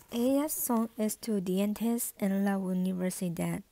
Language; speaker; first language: Spanish; non-native, learner; Chinese